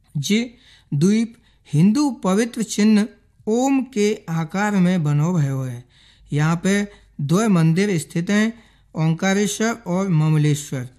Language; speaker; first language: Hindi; native; Hindi